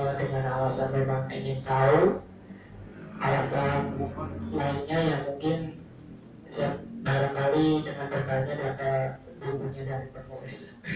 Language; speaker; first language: Indonesian; native; Indonesian